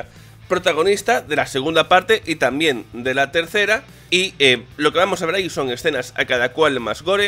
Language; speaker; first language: Spanish; native; Spanish